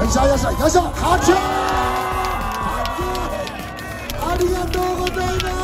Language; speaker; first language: Japanese; native; Japanese